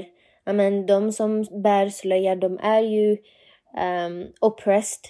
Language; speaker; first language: Swedish; non-native, fluent; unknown